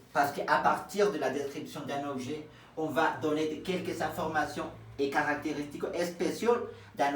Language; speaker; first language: French; non-native, fluent; Spanish